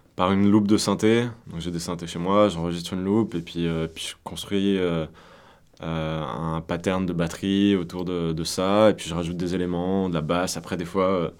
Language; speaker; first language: French; native; French